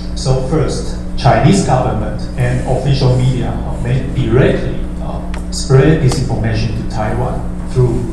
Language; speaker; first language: English; non-native, fluent; Chinese